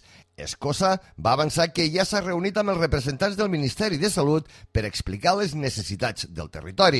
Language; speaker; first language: Catalan; native; Catalan